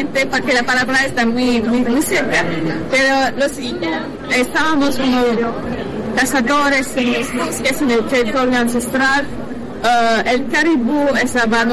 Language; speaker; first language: Spanish; non-native, learner; French